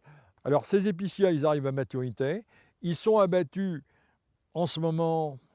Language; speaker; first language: French; native; French